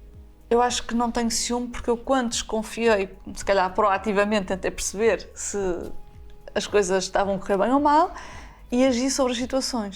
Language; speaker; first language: Portuguese; native; Portuguese